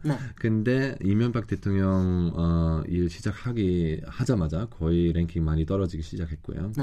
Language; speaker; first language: Korean; non-native, fluent; German